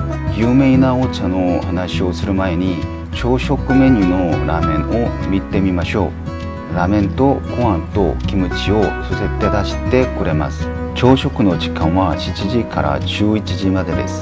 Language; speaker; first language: Japanese; non-native, learner; Korean